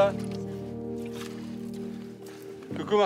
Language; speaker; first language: French; native; French